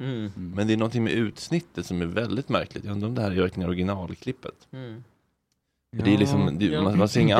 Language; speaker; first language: Swedish; native; Swedish